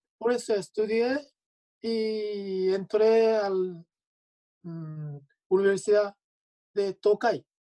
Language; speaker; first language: Spanish; non-native, learner; Japanese